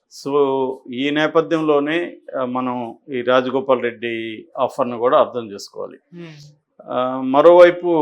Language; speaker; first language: Telugu; native; Telugu